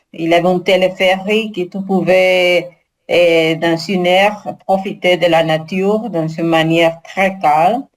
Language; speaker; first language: French; non-native, learner; Spanish